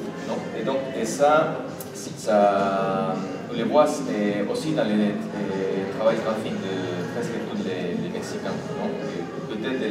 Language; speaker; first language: French; non-native, fluent; Spanish